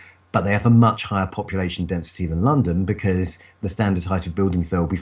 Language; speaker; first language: English; native; English